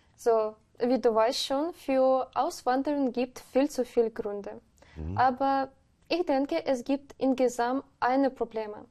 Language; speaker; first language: German; non-native, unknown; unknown